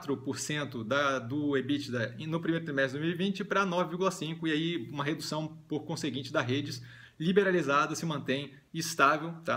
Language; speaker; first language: Portuguese; native; Portuguese